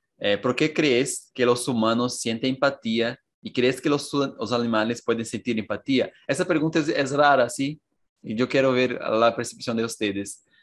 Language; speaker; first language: Spanish; non-native, fluent; Portuguese